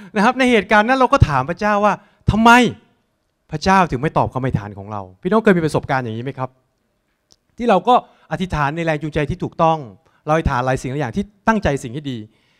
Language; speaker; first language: Thai; native; Thai